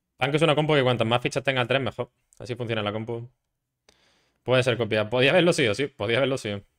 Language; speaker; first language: Spanish; native; Spanish